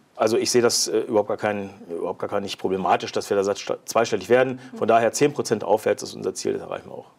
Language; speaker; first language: German; native; German